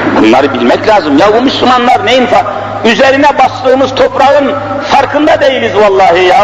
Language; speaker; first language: Turkish; native; Turkish